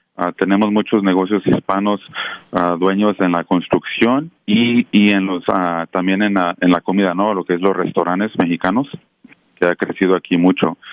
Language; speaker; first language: Spanish; native; Spanish